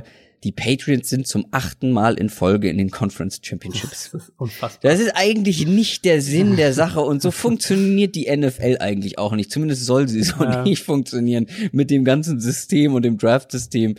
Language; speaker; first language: German; native; German